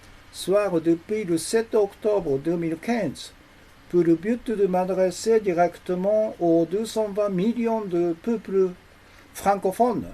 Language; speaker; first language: French; non-native, learner; Japanese